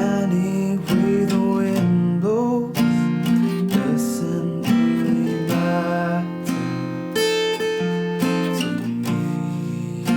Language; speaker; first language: English; native; English